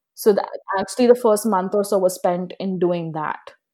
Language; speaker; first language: English; non-native, local second language; Hindi